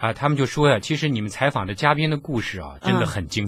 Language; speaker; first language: Chinese; native; Chinese